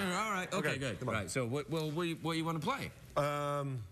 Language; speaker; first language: English; native; English